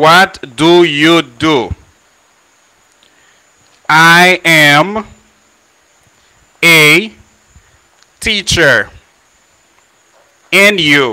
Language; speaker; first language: English; non-native, fluent; Haitian Creole